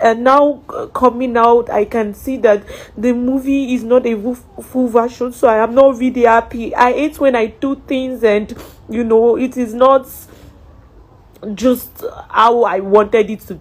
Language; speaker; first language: English; non-native, local second language; Yoruba